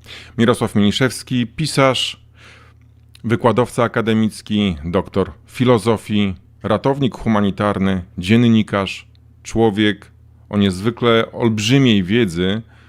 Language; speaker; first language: Polish; native; Polish